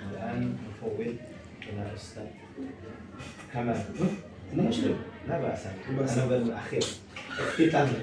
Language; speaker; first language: Arabic; non-native, fluent; Indonesian